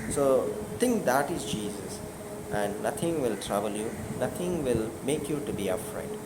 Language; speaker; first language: English; non-native, local second language; Tamil